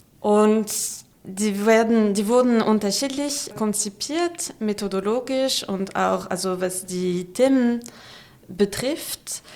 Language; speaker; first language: German; non-native, fluent; French